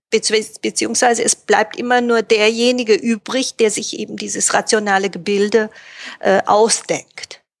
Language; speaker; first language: German; native; German